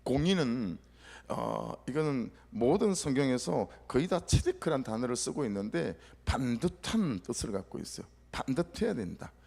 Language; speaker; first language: Korean; native; Korean